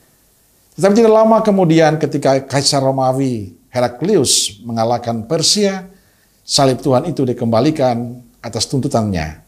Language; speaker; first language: Indonesian; native; Indonesian